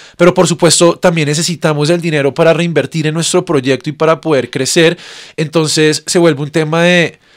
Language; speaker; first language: Spanish; native; Spanish